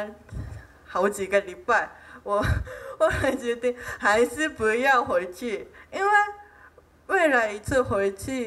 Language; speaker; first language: Chinese; non-native, fluent; Japanese